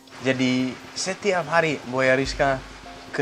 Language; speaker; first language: Indonesian; non-native, learner; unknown